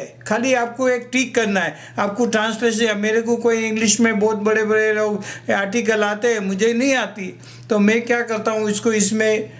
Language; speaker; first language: Hindi; non-native, local second language; Gujarati